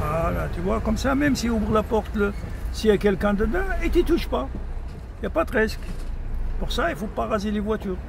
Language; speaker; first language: French; non-native, local second language; Arabic